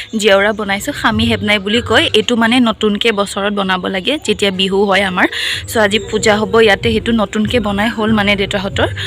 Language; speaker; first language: Assamese; non-native, local second language; Bodo